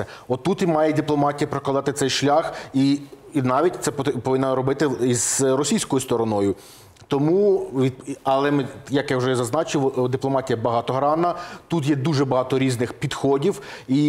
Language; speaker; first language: Ukrainian; native; Ukrainian